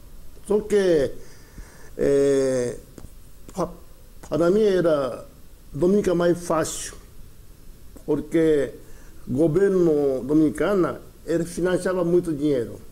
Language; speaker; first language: Portuguese; early bilingual, other home language; Japanese